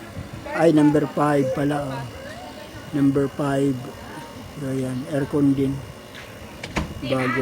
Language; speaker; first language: Filipino; native; Filipino